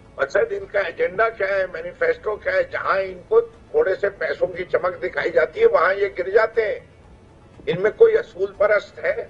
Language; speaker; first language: Urdu; native; Urdu